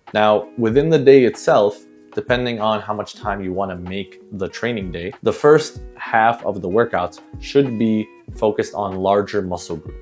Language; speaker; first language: English; native; English